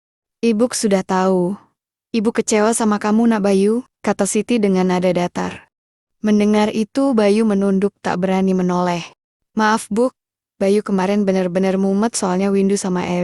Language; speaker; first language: Indonesian; native; Indonesian